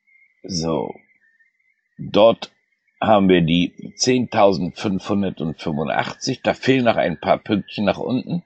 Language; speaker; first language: German; native; German